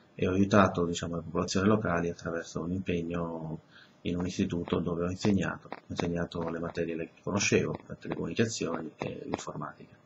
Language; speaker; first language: Italian; early bilingual, other home language; Spanish